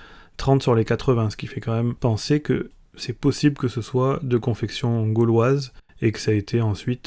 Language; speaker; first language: French; native; French